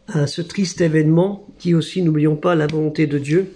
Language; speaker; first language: French; native; French